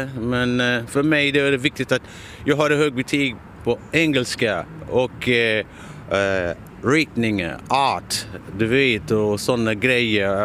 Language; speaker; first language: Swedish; non-native, fluent; English